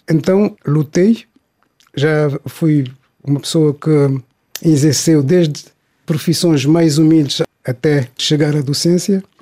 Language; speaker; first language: Portuguese; non-native, local second language; Kabuverdianu